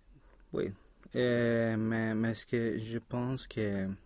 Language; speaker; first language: French; non-native, learner; Spanish